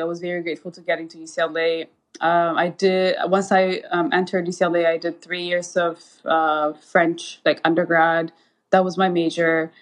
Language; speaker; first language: English; non-native, fluent; Amharic